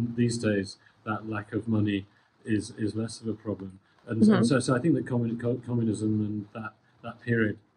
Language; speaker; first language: English; native; English